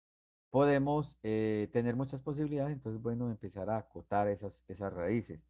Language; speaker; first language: Spanish; native; Spanish